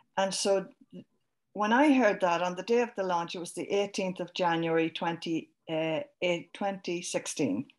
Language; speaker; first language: English; native; English